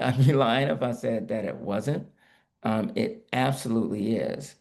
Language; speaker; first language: English; native; English